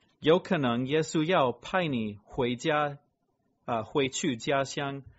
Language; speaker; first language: Chinese; non-native, fluent; English